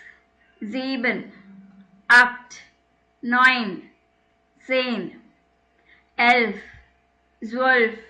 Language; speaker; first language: German; non-native, fluent; Tamil